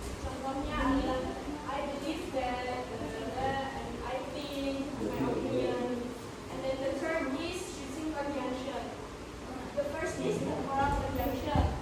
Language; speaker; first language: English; non-native, learner; Indonesian